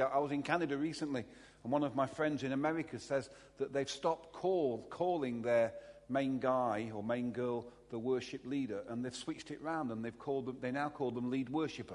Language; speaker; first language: English; native; English